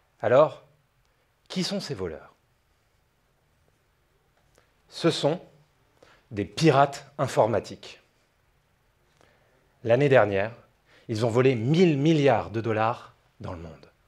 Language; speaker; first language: French; native; French